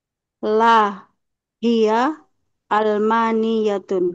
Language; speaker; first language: Arabic; non-native, learner; Indonesian